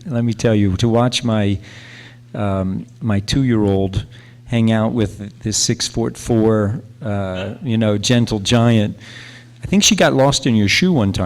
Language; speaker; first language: English; native; English